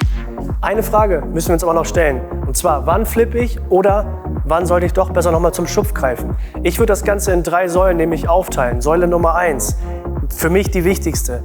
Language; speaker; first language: German; native; German